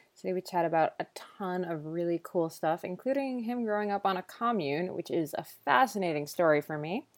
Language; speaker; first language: English; native; English